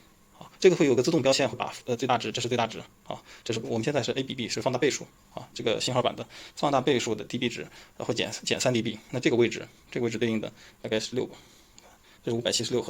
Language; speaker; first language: Chinese; native; Chinese